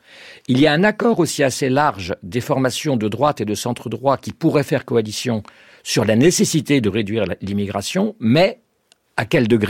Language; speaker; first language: French; native; French